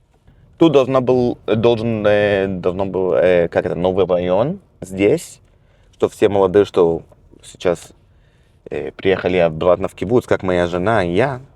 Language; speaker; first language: Russian; early bilingual, heritage; Russian